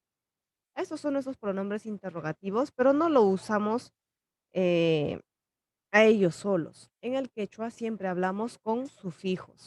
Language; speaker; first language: Spanish; non-native, local second language; Quechua